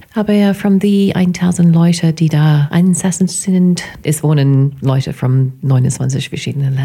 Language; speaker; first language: German; non-native, fluent; English